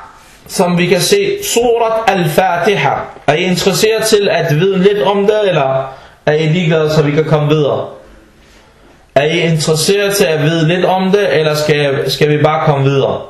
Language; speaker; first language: Danish; non-native, fluent; Arabic